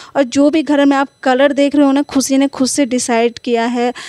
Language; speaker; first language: Hindi; native; Hindi